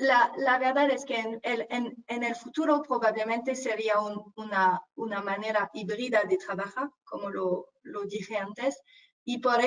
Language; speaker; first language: Spanish; non-native, fluent; French